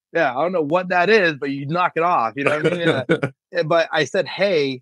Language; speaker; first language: English; native; English